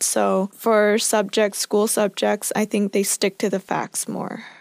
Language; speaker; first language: English; non-native, fluent; Khmer